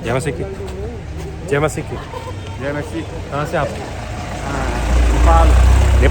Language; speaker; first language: Hindi; non-native, fluent; Telugu